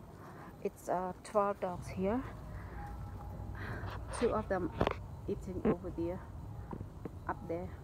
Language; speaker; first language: English; non-native, learner; Khmer